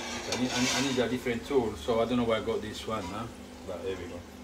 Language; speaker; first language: English; non-native, fluent; Italian